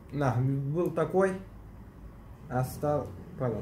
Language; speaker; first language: Russian; early bilingual, heritage; Turkish